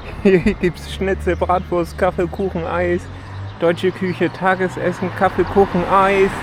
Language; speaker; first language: German; native; German